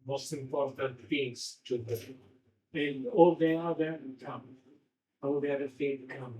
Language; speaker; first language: English; non-native, learner; Italian